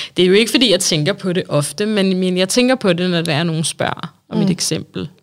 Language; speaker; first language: Danish; early bilingual, other home language; Arabic